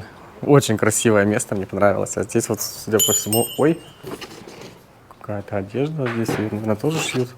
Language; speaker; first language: Russian; native; Russian